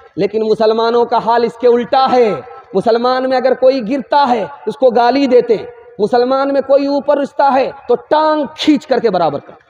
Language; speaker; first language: Urdu; non-native, local second language; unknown